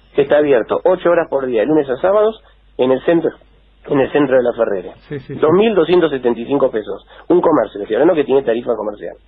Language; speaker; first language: Spanish; native; Spanish